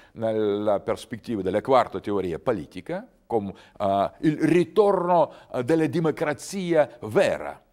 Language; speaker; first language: Italian; non-native, learner; Russian